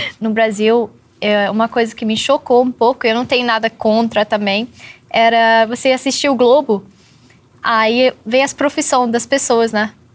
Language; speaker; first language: Portuguese; non-native, fluent; English